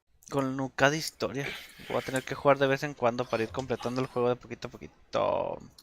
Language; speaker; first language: Spanish; native; Spanish